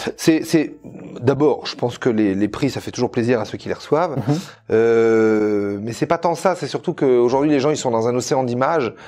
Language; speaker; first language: French; native; French